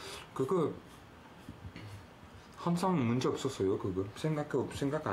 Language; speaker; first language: Korean; non-native, learner; French